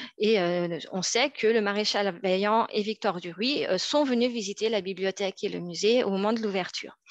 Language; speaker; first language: French; native; French